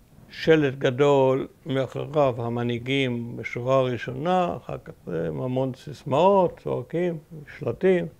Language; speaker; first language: Hebrew; early bilingual, other home language; German